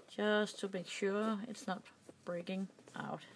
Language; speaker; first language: English; non-native, learner; Danish